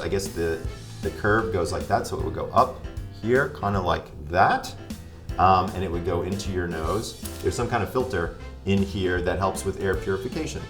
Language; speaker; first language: English; native; English